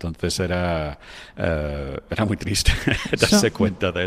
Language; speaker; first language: Spanish; non-native, fluent; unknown